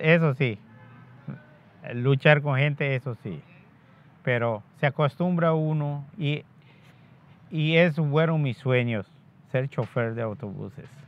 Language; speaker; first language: Spanish; non-native, local second language; Yucateco